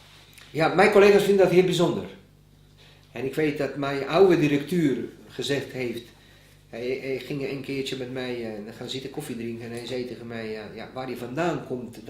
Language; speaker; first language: Dutch; non-native, fluent; Bosnian